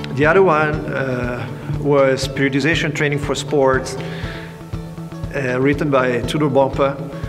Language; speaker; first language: English; non-native, fluent; Italian